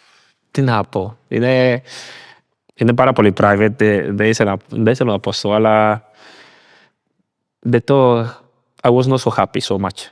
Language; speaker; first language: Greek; non-native, learner; Spanish